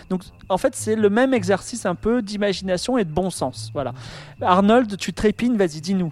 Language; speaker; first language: French; native; French